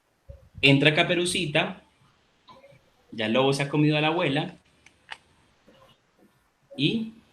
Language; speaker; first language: Spanish; native; Spanish